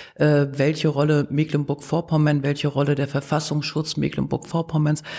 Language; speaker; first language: German; native; German